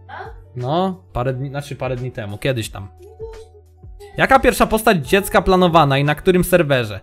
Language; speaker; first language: Polish; native; Polish